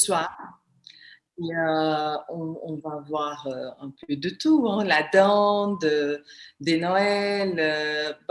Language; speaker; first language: French; non-native, fluent; Portuguese